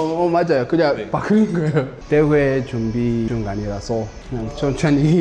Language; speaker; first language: Korean; non-native, learner; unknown